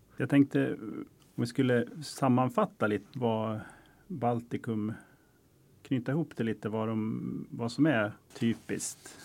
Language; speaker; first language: Swedish; native; Swedish